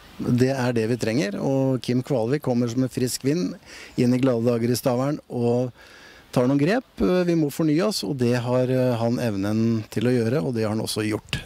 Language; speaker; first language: Norwegian; native; Norwegian